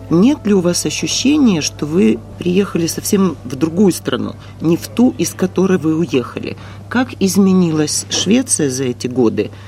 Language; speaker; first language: Russian; native; Russian